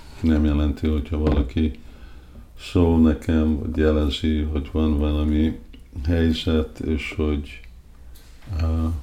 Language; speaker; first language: Hungarian; early bilingual, heritage; Hungarian